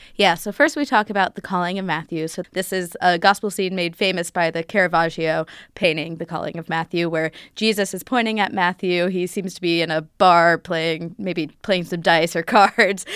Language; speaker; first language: English; native; English